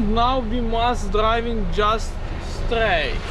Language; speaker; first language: English; non-native, learner; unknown